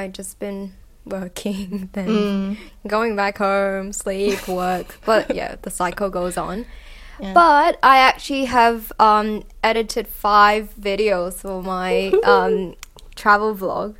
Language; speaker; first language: English; non-native, local second language; Cantonese